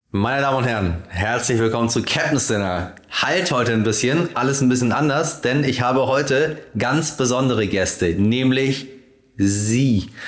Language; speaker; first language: German; native; German